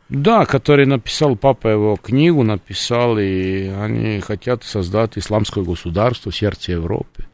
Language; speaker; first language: Russian; non-native, fluent; Serbian